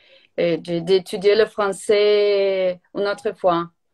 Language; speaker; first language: French; non-native, learner; Portuguese